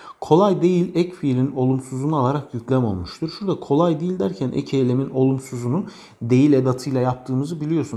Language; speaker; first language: Turkish; native; Turkish